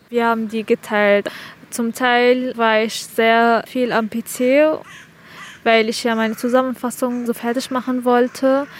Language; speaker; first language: German; non-native, fluent; Arabic